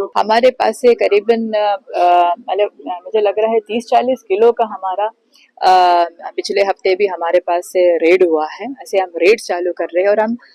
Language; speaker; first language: Hindi; non-native, local second language; Marathi